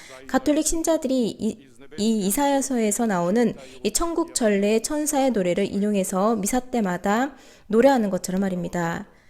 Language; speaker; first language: Korean; native; Korean